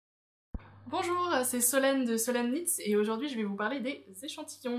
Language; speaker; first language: French; native; French